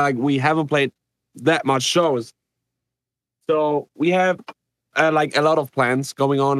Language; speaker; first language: English; non-native, fluent; Swiss German